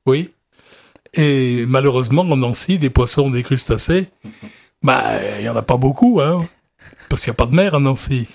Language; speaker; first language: French; native; French